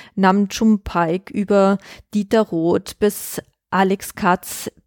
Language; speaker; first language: German; native; German